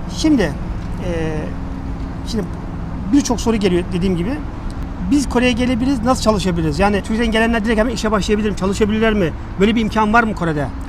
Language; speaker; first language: Turkish; native; Turkish